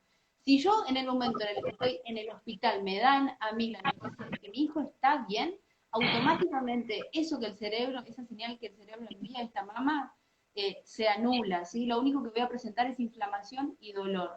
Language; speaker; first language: Spanish; native; Spanish